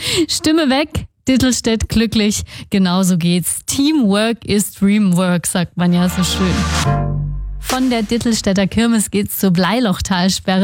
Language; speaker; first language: German; native; German